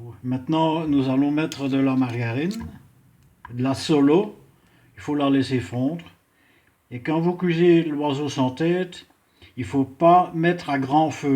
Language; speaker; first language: French; native; French